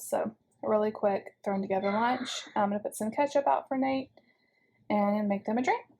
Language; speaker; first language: English; native; English